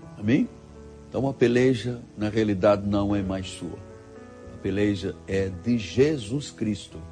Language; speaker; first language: Portuguese; native; Portuguese